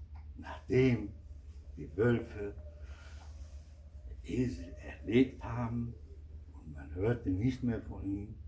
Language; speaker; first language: German; non-native, fluent; Kurdish